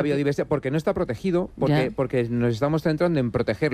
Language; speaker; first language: Spanish; native; Spanish